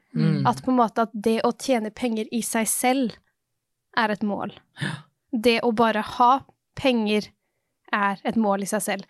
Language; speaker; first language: Norwegian; native; Norwegian